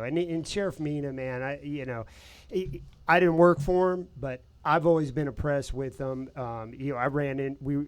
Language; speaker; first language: English; native; English